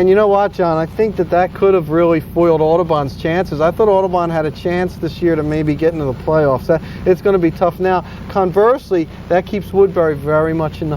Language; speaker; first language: English; native; English